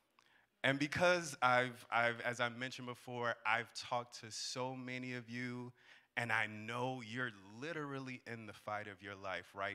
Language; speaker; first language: English; native; English